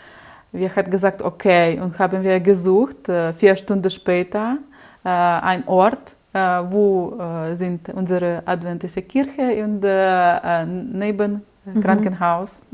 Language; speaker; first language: German; non-native, learner; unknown